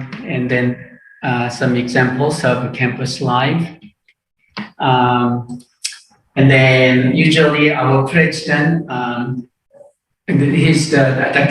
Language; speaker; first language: English; non-native, fluent; Korean